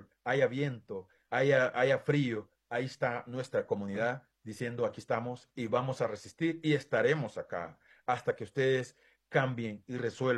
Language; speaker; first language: Spanish; native; Spanish